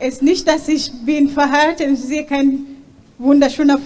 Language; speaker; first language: German; non-native, learner; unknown